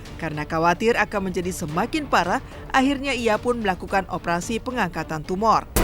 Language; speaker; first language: Indonesian; native; Indonesian